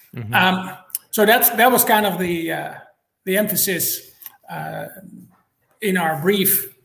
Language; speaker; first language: English; non-native, fluent; Dutch